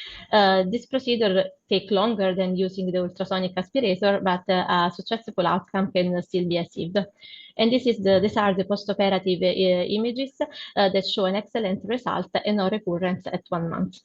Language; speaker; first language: English; non-native, fluent; Italian